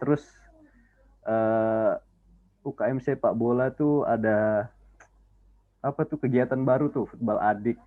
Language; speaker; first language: Indonesian; native; Indonesian